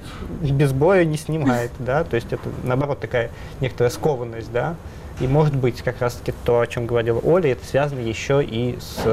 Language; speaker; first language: Russian; native; Russian